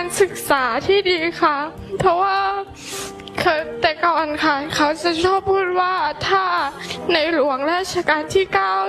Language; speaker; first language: Thai; non-native, local second language; Hmong